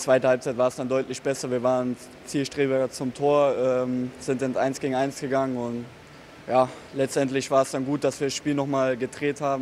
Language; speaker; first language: German; native; German